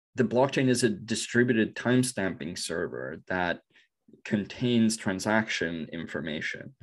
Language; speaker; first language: English; non-native, fluent; Norwegian